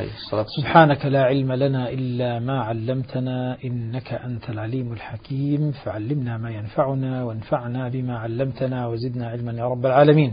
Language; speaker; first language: Arabic; native; Arabic